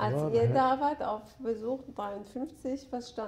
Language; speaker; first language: German; non-native, local second language; Luxembourgish